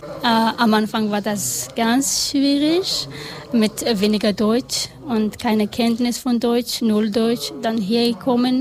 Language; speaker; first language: German; non-native, learner; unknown